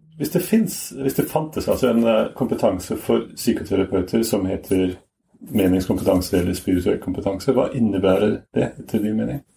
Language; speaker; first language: Norwegian; non-native, fluent; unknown